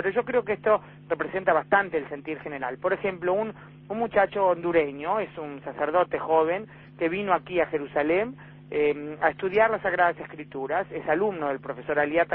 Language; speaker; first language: Spanish; native; Spanish